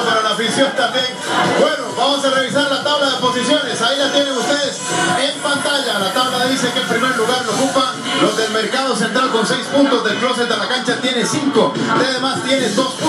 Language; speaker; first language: Spanish; native; Spanish